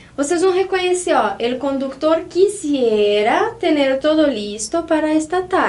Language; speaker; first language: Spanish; non-native, fluent; Portuguese